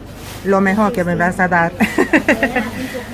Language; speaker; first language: Spanish; non-native, fluent; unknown